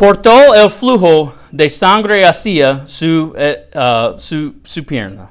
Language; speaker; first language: Spanish; non-native, learner; English